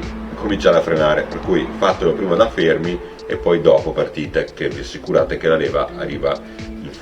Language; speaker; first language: Italian; native; Italian